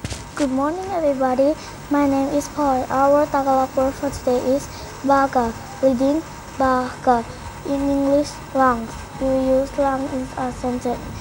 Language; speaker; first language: English; non-native, local second language; Filipino